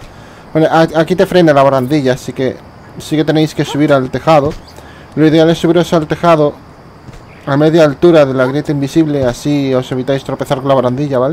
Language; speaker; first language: Spanish; native; Spanish